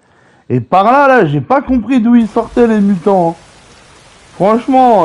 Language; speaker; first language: French; native; French